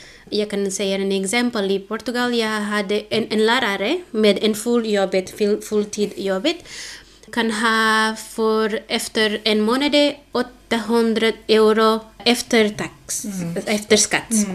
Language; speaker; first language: Swedish; non-native, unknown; Portuguese